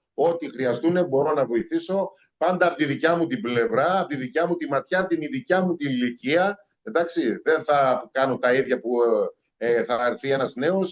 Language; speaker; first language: Greek; native; Greek